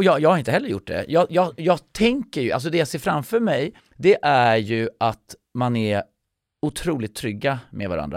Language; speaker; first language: Swedish; native; Swedish